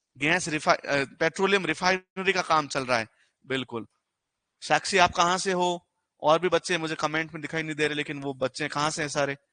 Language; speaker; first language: Hindi; native; Hindi